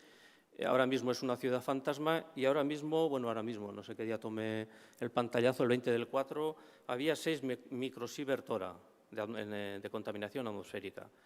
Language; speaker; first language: Spanish; native; Spanish